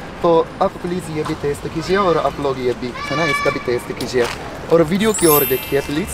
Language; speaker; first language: Hindi; non-native, fluent; Japanese